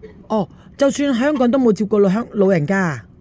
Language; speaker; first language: Cantonese; native; Cantonese